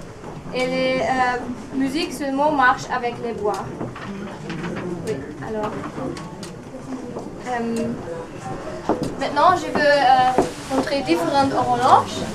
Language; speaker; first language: French; non-native, learner; German